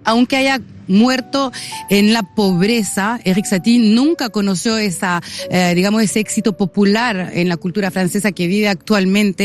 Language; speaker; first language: Spanish; native; Spanish